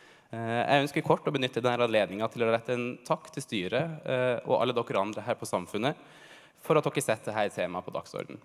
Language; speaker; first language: Norwegian; native; Norwegian